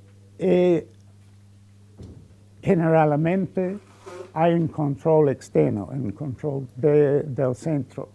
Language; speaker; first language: Spanish; non-native, fluent; English